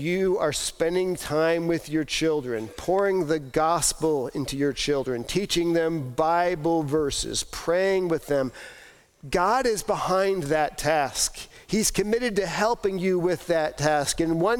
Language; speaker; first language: English; native; English